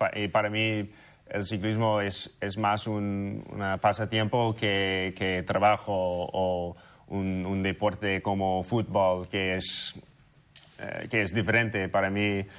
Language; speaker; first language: Spanish; non-native, fluent; English